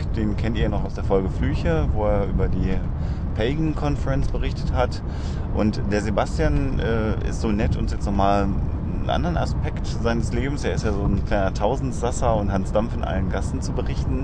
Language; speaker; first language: German; native; German